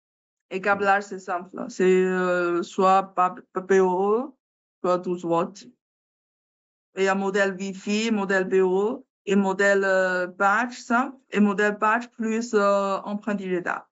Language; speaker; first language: French; non-native, learner; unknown